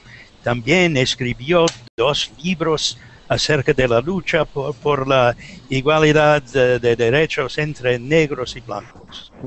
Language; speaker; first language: Spanish; non-native, learner; English